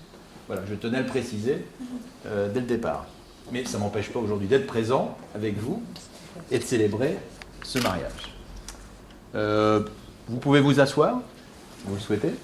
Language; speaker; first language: French; native; French